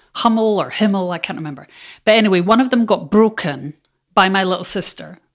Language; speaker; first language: English; native; English